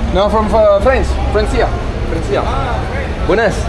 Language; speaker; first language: Spanish; non-native, learner; French